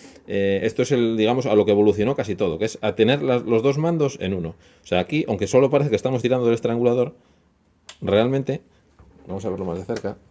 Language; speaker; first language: Spanish; native; Spanish